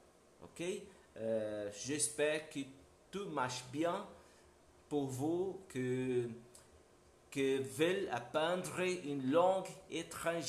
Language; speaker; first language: French; non-native, learner; Portuguese